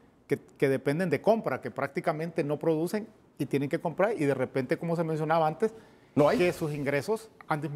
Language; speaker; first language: Spanish; native; Spanish